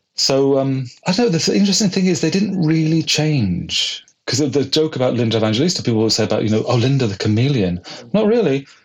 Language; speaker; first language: English; native; English